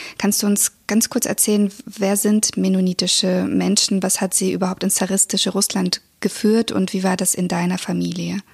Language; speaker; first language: German; early bilingual, other home language; Russian